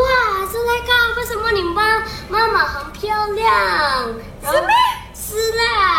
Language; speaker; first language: Chinese; non-native, learner; Malay